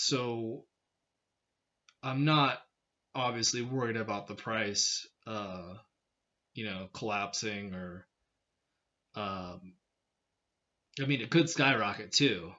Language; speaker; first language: English; native; English